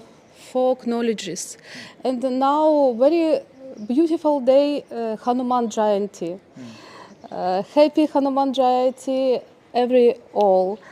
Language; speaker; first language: English; non-native, learner; Ukrainian